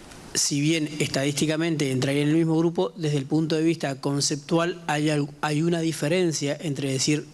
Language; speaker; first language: Spanish; native; Spanish